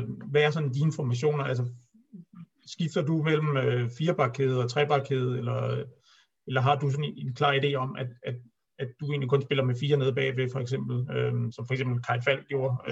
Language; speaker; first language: Danish; native; Danish